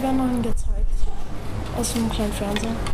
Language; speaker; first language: German; native; German